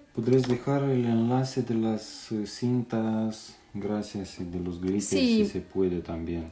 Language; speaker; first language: Spanish; non-native, fluent; Romanian